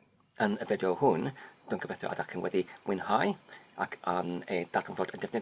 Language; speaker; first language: Welsh; non-native, learner; Polish